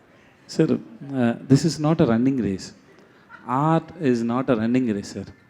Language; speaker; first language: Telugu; non-native, learner; Tamil